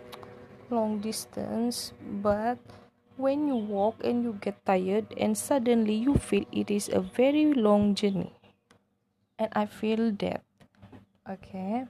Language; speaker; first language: English; non-native, local second language; Malay